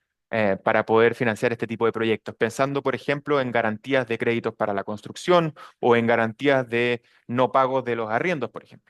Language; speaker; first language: Spanish; native; Spanish